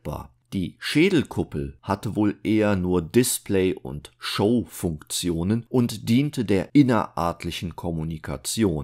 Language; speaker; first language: German; native; German